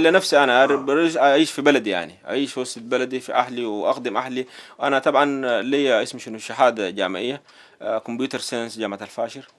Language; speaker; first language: Arabic; native; Arabic